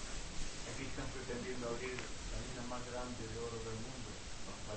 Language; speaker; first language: Spanish; native; Spanish